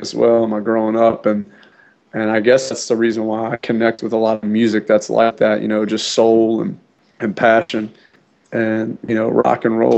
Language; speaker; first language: English; native; English